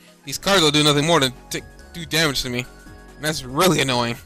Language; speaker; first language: English; native; English